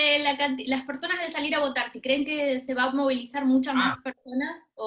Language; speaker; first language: Spanish; native; Spanish